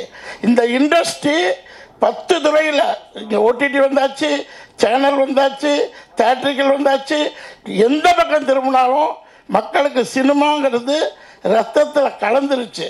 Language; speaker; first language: Tamil; native; Tamil